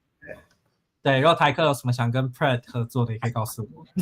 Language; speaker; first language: Chinese; native; Chinese